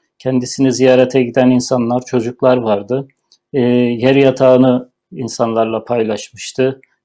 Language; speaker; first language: Turkish; native; Turkish